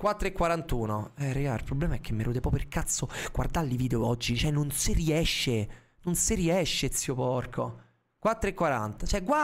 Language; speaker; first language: Italian; native; Italian